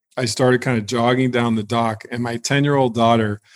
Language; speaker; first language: English; native; English